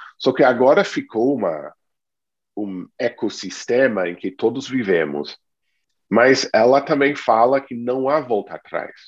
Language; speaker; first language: Portuguese; non-native, fluent; English